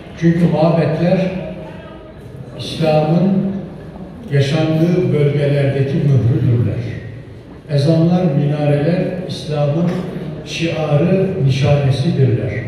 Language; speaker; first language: Turkish; native; Turkish